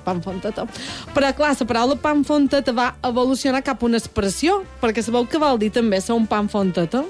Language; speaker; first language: Catalan; native; Catalan